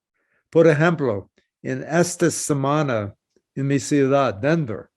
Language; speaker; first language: Spanish; non-native, learner; English